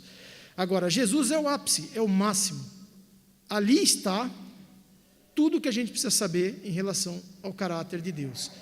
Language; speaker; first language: Portuguese; native; Portuguese